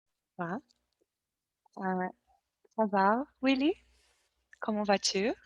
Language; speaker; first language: French; non-native, learner; Portuguese